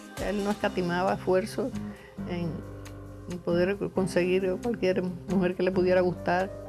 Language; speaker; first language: Spanish; native; Spanish